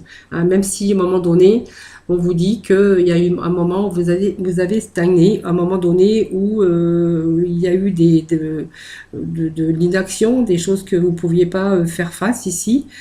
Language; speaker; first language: French; native; French